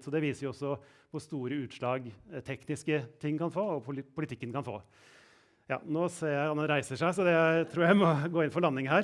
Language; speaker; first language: Norwegian; native; Norwegian